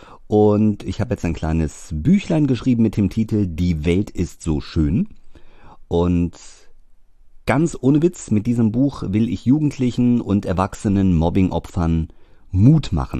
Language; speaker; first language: German; native; German